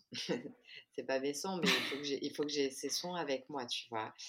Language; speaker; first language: French; native; French